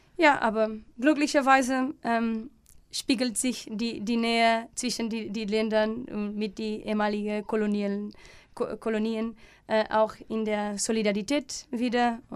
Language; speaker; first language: German; non-native, learner; Portuguese